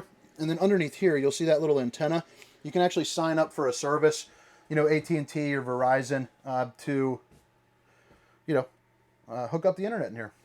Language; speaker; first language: English; native; English